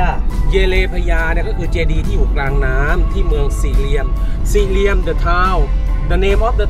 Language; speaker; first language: Thai; native; Thai